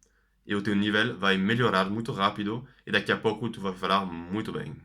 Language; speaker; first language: Portuguese; non-native, fluent; French